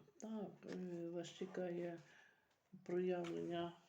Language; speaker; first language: Ukrainian; native; Ukrainian